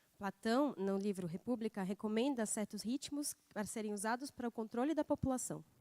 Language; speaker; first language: Portuguese; native; Portuguese